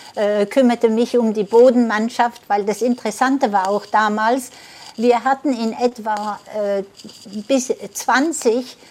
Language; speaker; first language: German; early bilingual, heritage; German